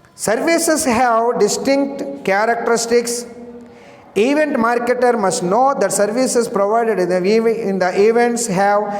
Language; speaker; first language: English; non-native, local second language; Telugu